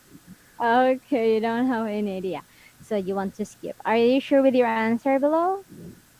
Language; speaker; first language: English; non-native, local second language; Filipino